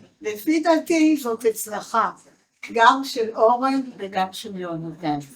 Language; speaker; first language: Hebrew; native; Hebrew